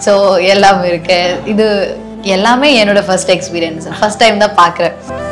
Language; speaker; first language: Tamil; non-native, learner; Malayalam